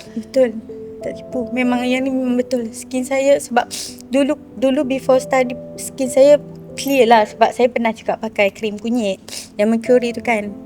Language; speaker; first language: Malay; native; Malay